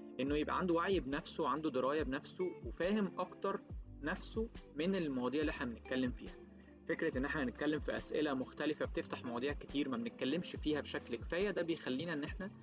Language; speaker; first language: Arabic; native; Arabic